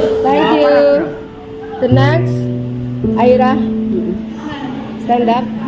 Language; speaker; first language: English; non-native, fluent; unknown